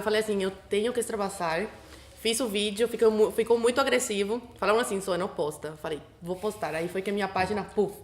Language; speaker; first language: Portuguese; early bilingual, other home language; Spanish